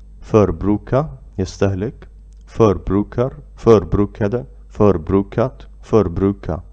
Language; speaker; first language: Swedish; non-native, fluent; Arabic